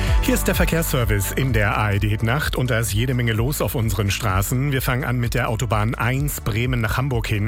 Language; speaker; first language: German; native; German